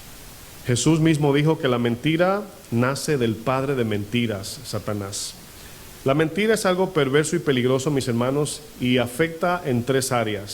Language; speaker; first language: Spanish; native; Spanish